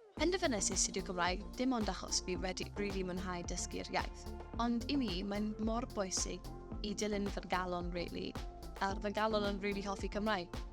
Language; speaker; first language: Welsh; non-native, local second language; English